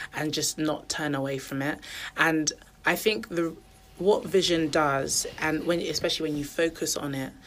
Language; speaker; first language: English; native; English